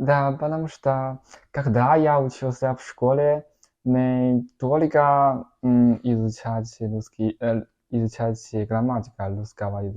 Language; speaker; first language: Russian; non-native, learner; Chinese